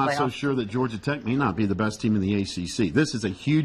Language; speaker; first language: English; native; English